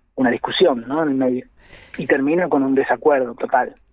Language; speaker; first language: Spanish; native; Spanish